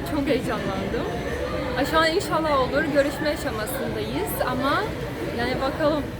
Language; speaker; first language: Turkish; non-native, fluent; Portuguese